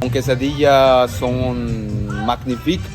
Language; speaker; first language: French; non-native, learner; Spanish